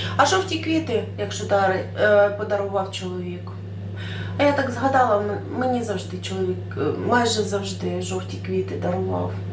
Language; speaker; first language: Ukrainian; non-native, local second language; Russian